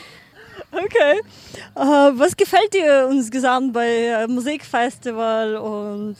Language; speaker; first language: German; non-native, learner; Ukrainian